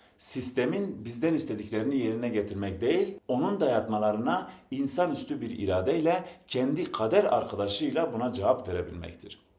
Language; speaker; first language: Turkish; non-native, local second language; Zaza